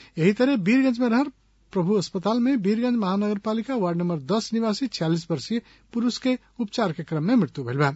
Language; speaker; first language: Bhojpuri; non-native, local second language; Nepali